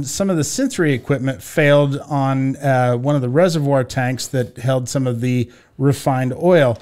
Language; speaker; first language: English; native; English